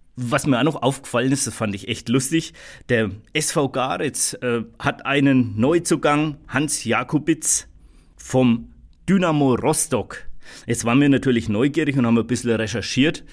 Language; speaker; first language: German; native; German